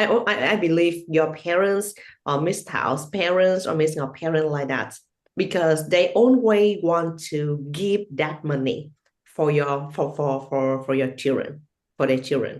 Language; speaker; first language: English; non-native, learner; Vietnamese